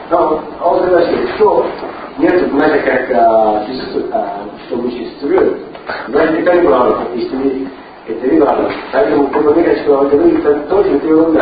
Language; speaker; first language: Russian; non-native, learner; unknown